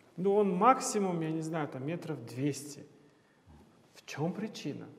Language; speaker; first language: Russian; non-native, local second language; Kazakh